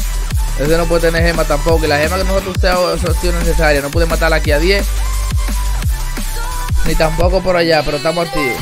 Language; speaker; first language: Spanish; native; Spanish